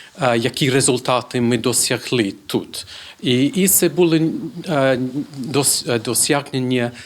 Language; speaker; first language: Ukrainian; non-native, fluent; English